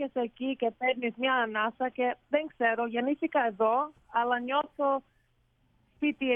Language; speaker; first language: Greek; early bilingual, heritage; Greek